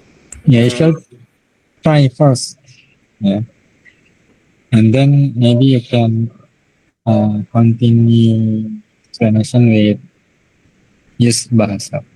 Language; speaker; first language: English; non-native, learner; Indonesian